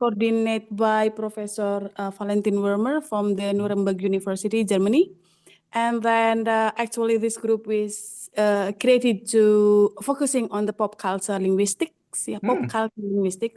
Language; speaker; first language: English; non-native, fluent; Indonesian